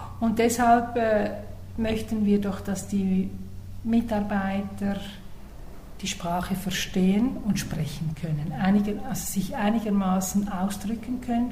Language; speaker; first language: German; native; German